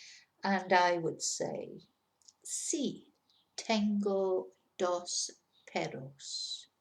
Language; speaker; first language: Spanish; non-native, fluent; English